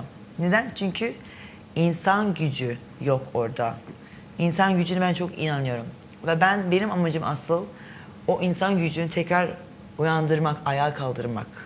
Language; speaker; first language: Turkish; early bilingual, heritage; Turkish